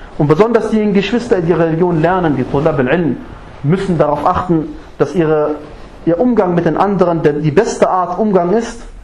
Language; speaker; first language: German; non-native, fluent; Arabic